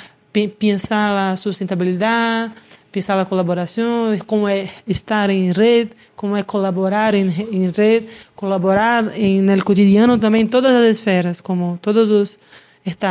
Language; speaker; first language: Spanish; non-native, learner; Portuguese